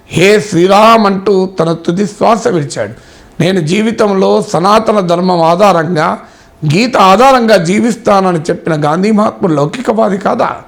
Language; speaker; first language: Telugu; native; Telugu